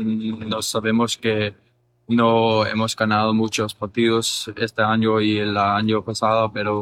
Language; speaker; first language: Spanish; early bilingual, heritage; English